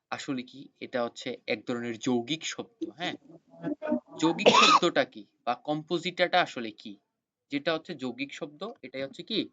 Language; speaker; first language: Bangla; native; Bangla